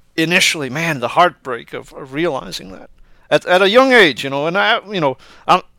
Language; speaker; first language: English; early bilingual, other home language; Spanish